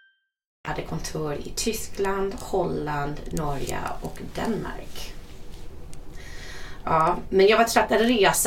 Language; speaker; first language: Swedish; non-native, fluent; English